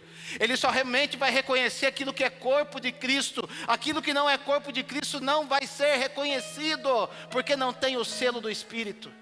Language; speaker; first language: Portuguese; native; Portuguese